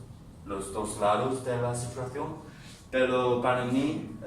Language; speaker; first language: Spanish; non-native, learner; English